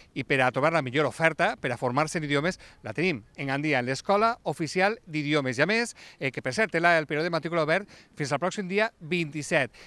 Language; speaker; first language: Catalan; native; Catalan